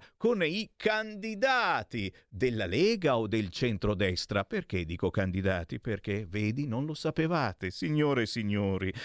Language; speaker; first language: Italian; native; Italian